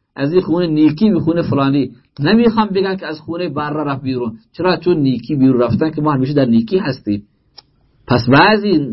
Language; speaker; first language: Persian; native; Persian